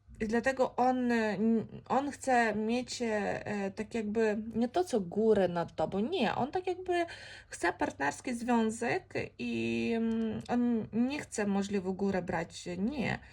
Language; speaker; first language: Polish; non-native, fluent; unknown